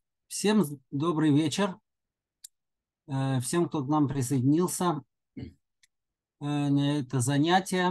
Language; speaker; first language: Russian; native; Russian